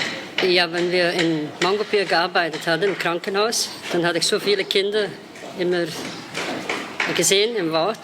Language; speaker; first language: German; non-native, fluent; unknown